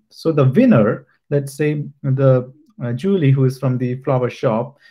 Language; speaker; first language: English; non-native, local second language; Hindi